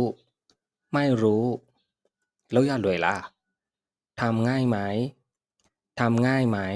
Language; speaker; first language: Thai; non-native, fluent; Burmese